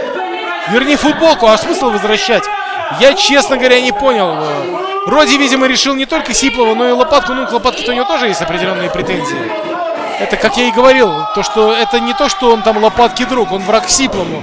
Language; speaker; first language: Russian; native; Russian